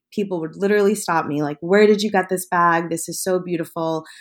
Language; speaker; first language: English; early bilingual, other home language; Spanish